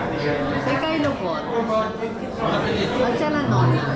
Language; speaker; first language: Italian; non-native, fluent; Filipino